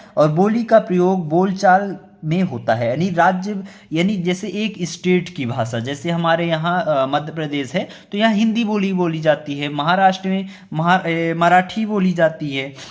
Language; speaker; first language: Hindi; native; Hindi